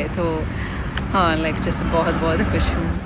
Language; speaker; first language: Hindi; non-native, learner; English